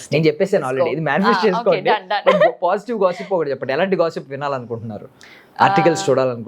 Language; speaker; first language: Telugu; native; Telugu